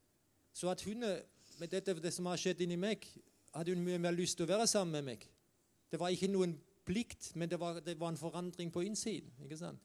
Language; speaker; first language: Norwegian; non-native, fluent; German